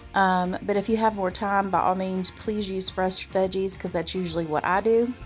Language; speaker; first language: English; native; English